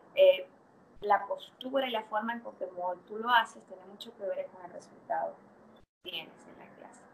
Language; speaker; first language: Spanish; native; Spanish